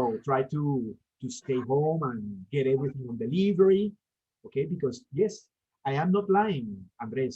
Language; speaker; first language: English; non-native, fluent; Spanish